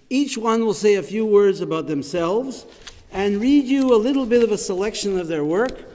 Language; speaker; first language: English; native; English